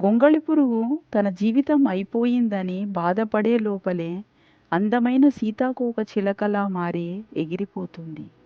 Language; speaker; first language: Telugu; native; Telugu